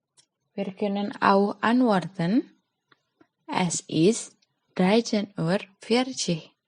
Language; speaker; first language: German; non-native, fluent; Indonesian